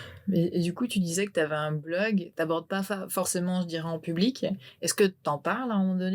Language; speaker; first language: French; native; French